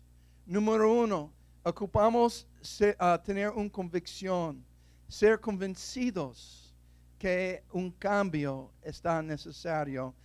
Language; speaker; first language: Spanish; non-native, fluent; English